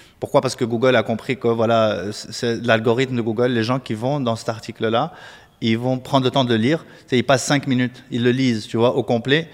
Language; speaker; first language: French; non-native, local second language; Arabic